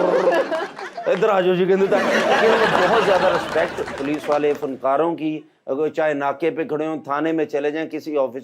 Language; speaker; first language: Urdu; non-native, local second language; Punjabi